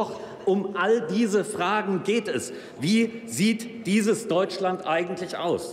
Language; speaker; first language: German; native; German